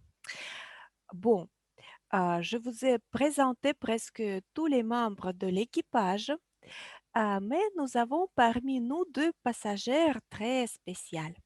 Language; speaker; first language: French; non-native, fluent; Russian